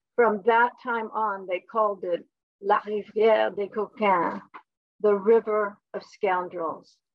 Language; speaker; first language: English; early bilingual, other home language; Polish